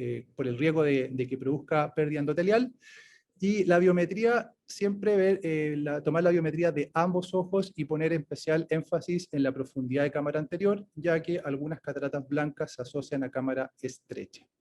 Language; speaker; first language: Spanish; native; Spanish